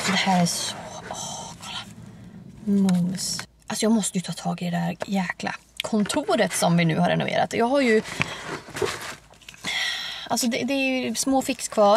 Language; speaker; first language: Swedish; native; Swedish